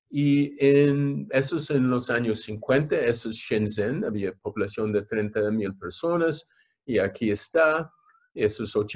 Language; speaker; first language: Spanish; non-native, fluent; English